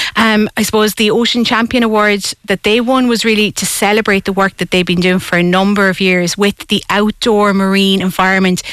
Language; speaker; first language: English; native; English